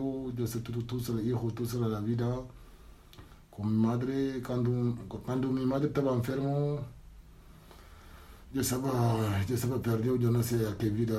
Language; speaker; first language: Spanish; non-native, learner; Wolof